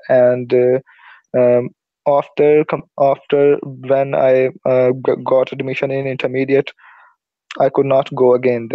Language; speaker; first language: English; non-native, learner; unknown